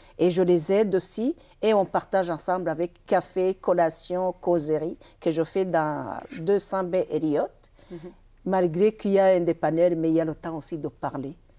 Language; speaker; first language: French; non-native, local second language; Kinyarwanda